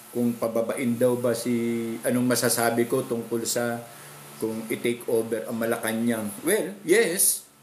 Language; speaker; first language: Filipino; non-native, local second language; Cebuano